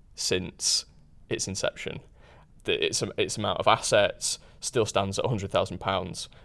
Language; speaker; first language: English; native; English